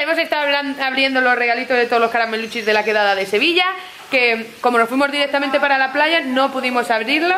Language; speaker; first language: Spanish; native; Spanish